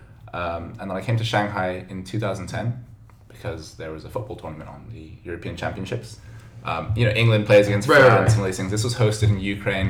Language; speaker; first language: English; native; English